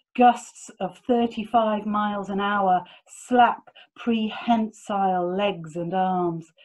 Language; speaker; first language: English; native; English